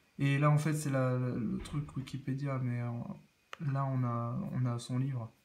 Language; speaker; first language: French; native; French